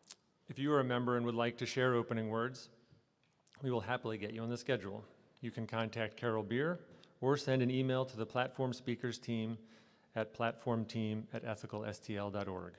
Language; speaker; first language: English; native; English